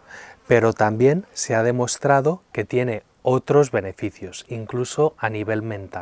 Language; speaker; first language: Spanish; native; Spanish